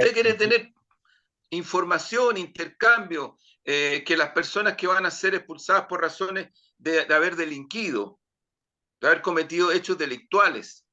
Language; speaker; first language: Spanish; native; Spanish